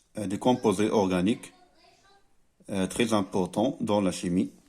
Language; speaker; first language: French; non-native, local second language; Arabic